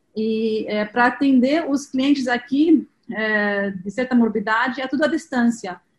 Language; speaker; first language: Portuguese; non-native, fluent; Arabic